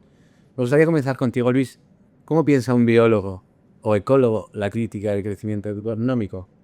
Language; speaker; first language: Spanish; native; Spanish